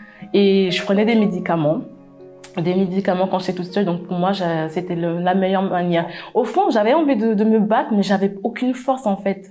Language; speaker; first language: French; native; French